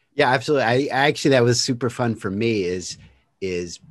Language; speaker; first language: English; native; English